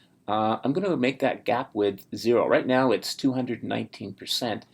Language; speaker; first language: English; native; English